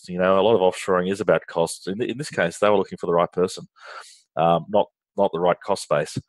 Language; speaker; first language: English; native; English